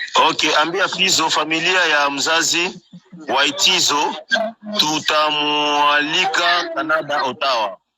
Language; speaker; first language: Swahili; non-native, local second language; Rundi